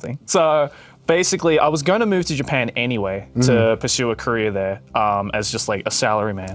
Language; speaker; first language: English; non-native, local second language; Japanese